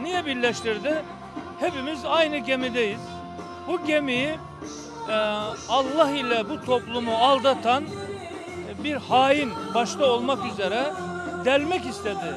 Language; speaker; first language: Turkish; native; Turkish